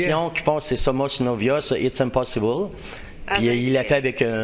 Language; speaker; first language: French; native; French